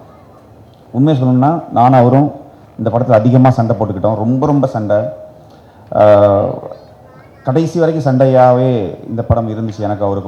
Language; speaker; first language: Tamil; native; Tamil